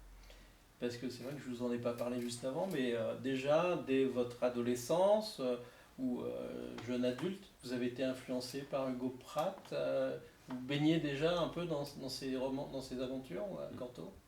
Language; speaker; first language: French; native; French